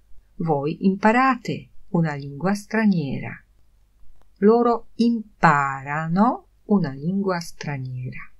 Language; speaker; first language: Italian; non-native, fluent; Polish